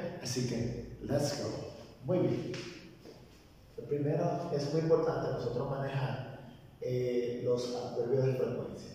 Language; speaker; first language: Spanish; native; Spanish